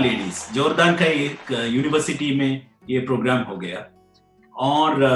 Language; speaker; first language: Hindi; non-native, local second language; Malayalam